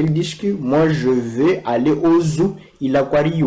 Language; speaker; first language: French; non-native, fluent; Portuguese